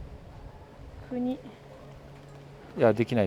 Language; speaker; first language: Japanese; non-native, fluent; French